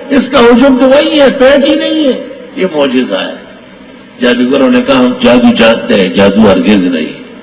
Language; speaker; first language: Urdu; non-native, local second language; Pashto